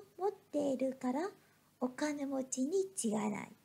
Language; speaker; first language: Japanese; non-native, fluent; Vietnamese